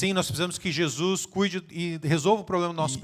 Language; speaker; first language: Portuguese; native; Portuguese